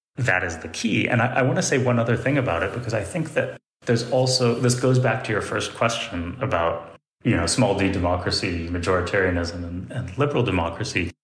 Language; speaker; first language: English; native; English